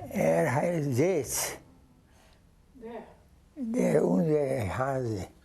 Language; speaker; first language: German; non-native, fluent; Hungarian